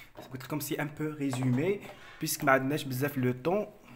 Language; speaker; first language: French; non-native, local second language; Arabic